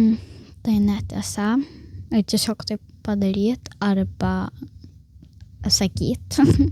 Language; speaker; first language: Lithuanian; early bilingual, heritage; Lithuanian